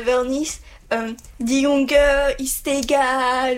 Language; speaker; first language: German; non-native, learner; French